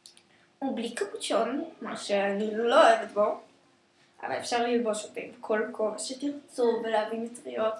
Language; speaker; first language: Hebrew; native; Hebrew